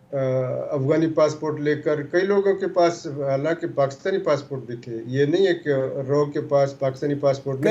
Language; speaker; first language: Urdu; non-native, local second language; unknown